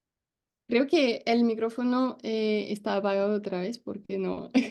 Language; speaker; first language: Spanish; non-native, fluent; French